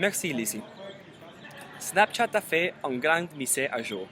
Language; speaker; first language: French; non-native, learner; Spanish